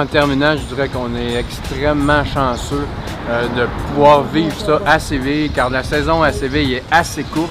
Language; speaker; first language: French; native; French